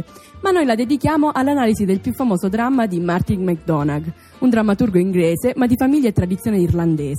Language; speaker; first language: Italian; native; Italian